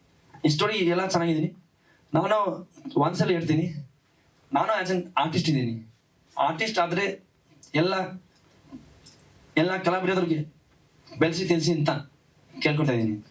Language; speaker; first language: Kannada; non-native, learner; Hindi